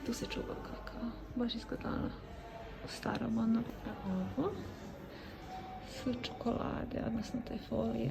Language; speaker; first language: Serbian; native; Serbian